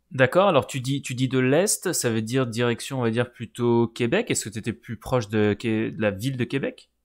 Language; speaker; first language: French; native; French